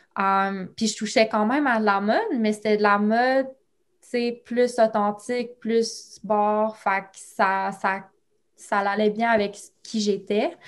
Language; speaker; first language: French; native; French